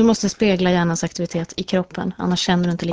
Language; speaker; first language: Swedish; native; Swedish